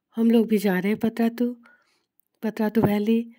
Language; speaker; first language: Hindi; non-native, local second language; Bangla